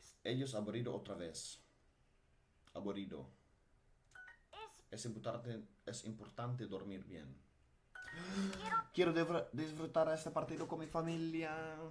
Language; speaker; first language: Spanish; non-native, learner; Dutch